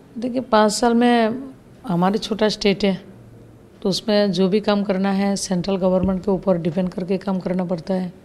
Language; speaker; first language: Hindi; non-native, local second language; Bangla